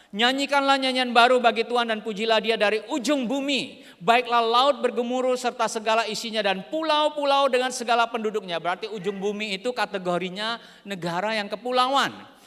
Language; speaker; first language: Indonesian; native; Indonesian